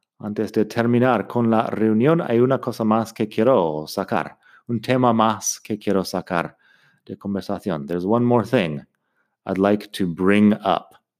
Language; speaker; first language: Spanish; non-native, fluent; English